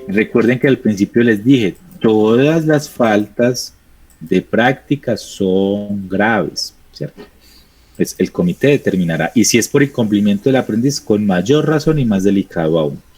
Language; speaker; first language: Spanish; native; Spanish